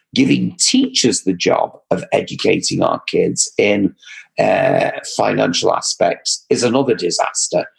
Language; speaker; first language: English; native; English